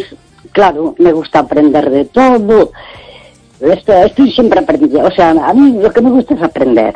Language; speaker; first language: Spanish; native; Spanish